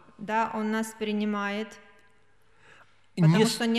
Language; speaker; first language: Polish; non-native, learner; Russian